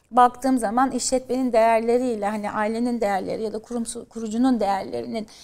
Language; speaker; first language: Turkish; native; Turkish